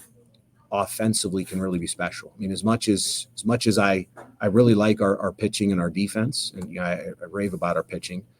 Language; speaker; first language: English; native; English